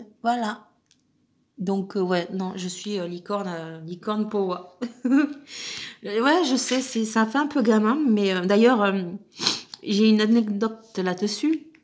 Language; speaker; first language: French; native; French